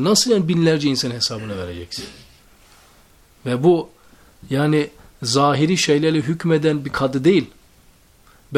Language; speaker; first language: Turkish; native; Turkish